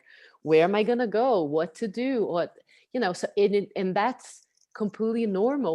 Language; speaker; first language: English; non-native, fluent; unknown